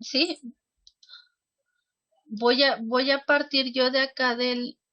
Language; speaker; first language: Spanish; native; Spanish